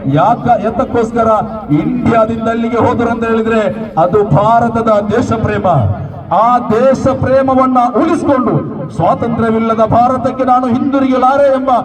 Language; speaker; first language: Kannada; non-native, local second language; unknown